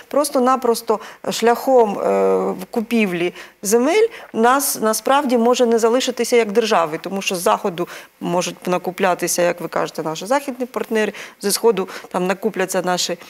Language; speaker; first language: Ukrainian; native; Ukrainian